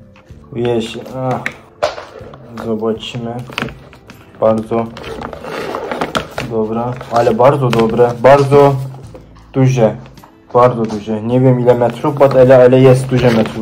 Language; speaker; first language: Polish; non-native, learner; Turkish